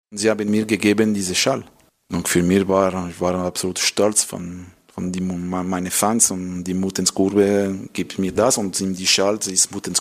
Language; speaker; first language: German; non-native, local second language; French